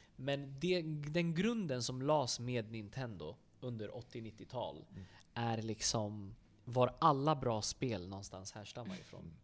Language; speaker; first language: Swedish; native; Swedish